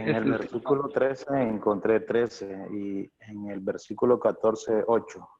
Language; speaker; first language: Spanish; native; Spanish